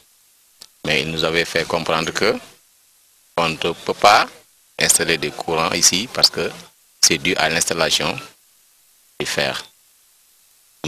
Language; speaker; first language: French; non-native, local second language; Wolof